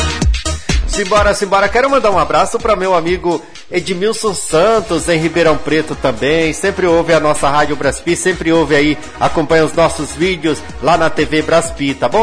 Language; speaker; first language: Portuguese; native; Portuguese